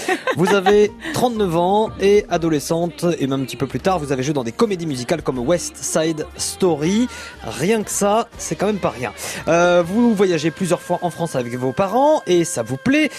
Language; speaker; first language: French; native; French